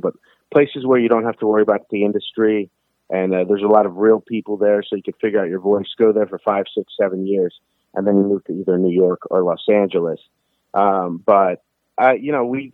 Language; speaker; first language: English; native; English